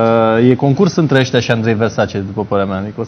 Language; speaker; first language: Romanian; native; Romanian